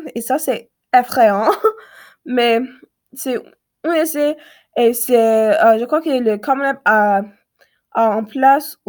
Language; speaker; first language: French; non-native, learner; English